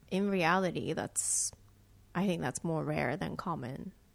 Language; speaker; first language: English; non-native, fluent; Japanese